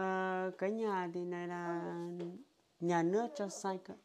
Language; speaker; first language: Vietnamese; non-native, local second language; Hmong